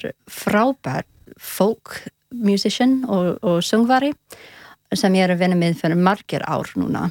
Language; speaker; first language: Icelandic; non-native, learner; English